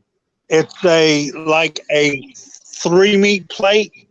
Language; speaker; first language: English; native; English